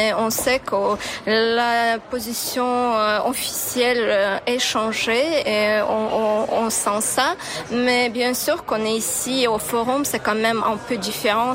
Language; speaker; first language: French; non-native, fluent; Ukrainian